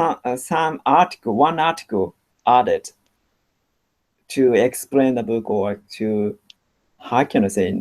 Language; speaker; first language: English; non-native, learner; Japanese